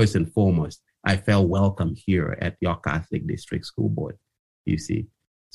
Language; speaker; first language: English; non-native, local second language; Acoli